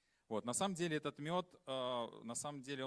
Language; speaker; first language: Russian; native; Russian